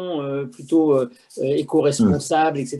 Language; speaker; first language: French; native; French